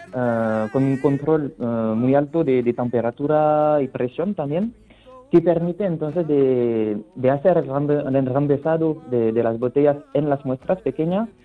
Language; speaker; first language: Spanish; non-native, fluent; French